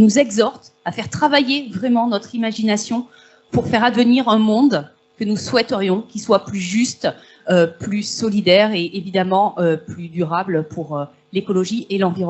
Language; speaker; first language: French; native; French